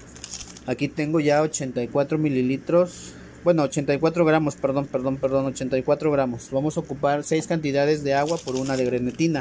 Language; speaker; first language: Spanish; native; Spanish